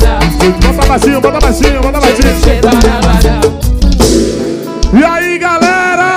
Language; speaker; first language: Portuguese; native; Portuguese